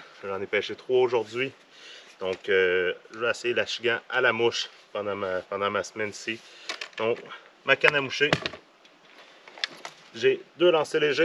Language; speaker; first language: French; native; French